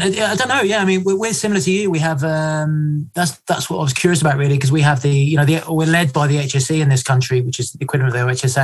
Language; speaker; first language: English; native; English